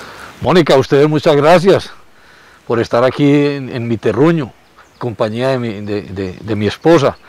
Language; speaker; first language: Spanish; native; Spanish